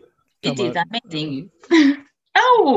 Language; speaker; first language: English; non-native, learner; Japanese